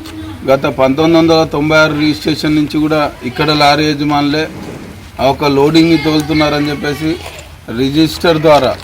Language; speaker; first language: Telugu; native; Telugu